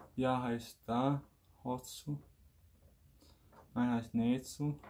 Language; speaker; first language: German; non-native, learner; Bosnian